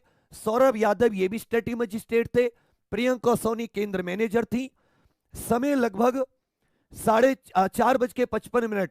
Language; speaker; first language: Hindi; native; Hindi